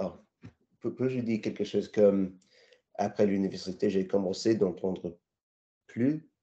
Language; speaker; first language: French; non-native, learner; English